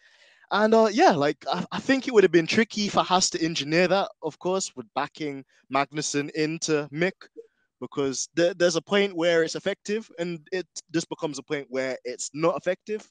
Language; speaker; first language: English; native; English